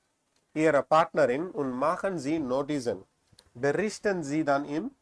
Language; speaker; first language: German; non-native, learner; Tamil